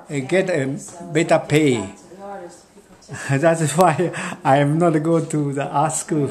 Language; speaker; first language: English; non-native, learner; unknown